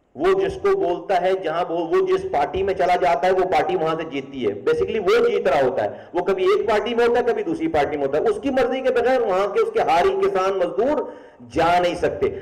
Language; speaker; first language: Urdu; native; Urdu